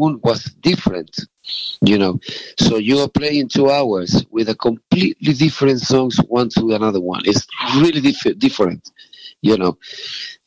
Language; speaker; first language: English; non-native, fluent; Spanish